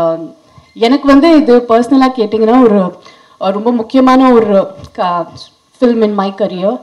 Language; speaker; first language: Tamil; non-native, fluent; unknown